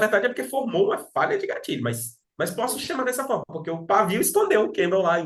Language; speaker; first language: Portuguese; native; Portuguese